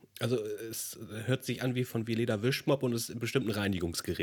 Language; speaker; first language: German; native; German